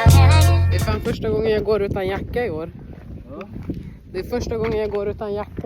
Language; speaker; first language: Swedish; native; Swedish